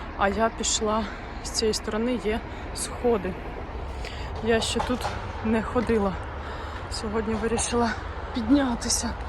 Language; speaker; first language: Ukrainian; native; Ukrainian